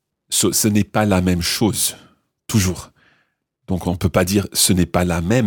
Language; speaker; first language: French; non-native, fluent; English